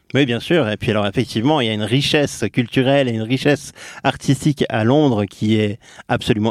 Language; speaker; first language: French; native; French